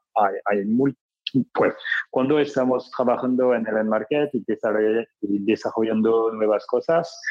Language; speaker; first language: Spanish; non-native, fluent; French